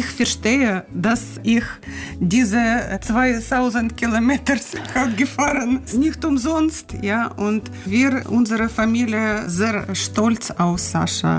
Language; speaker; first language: German; non-native, learner; Russian